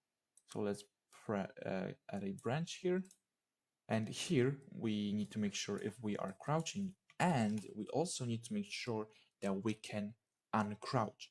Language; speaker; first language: English; non-native, fluent; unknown